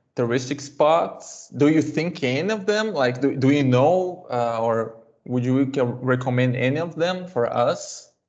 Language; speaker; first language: English; non-native, fluent; Portuguese